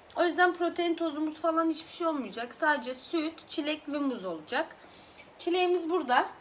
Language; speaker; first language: Turkish; early bilingual, other home language; Azerbaijani